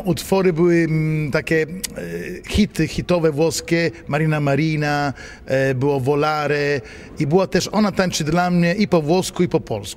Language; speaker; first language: Polish; non-native, fluent; Italian